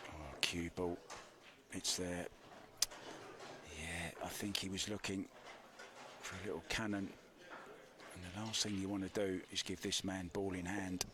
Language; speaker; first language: English; native; English